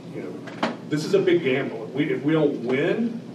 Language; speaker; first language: English; native; English